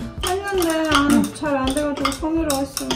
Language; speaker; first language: Korean; non-native, fluent; Romanian